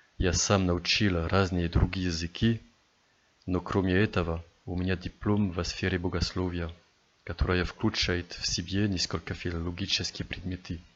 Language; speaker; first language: Russian; non-native, learner; French